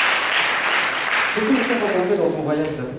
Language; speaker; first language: French; native; French